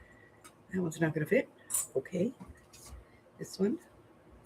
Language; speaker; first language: English; native; English